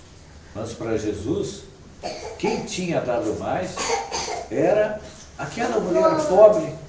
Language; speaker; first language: Portuguese; native; Portuguese